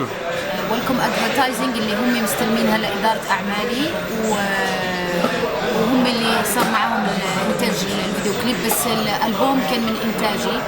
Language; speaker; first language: Arabic; native; Arabic